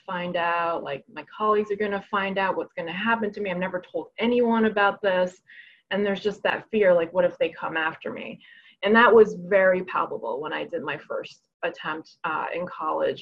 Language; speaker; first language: English; early bilingual, other home language; Chinese